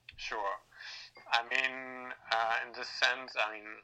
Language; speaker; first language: English; non-native, fluent; Danish